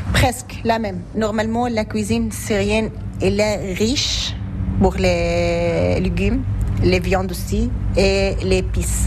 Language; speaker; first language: French; non-native, learner; Arabic